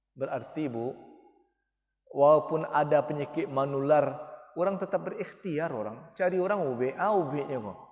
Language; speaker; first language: Malay; non-native, local second language; Minangkabau